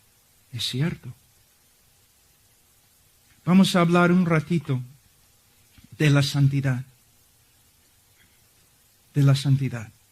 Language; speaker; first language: Spanish; non-native, fluent; English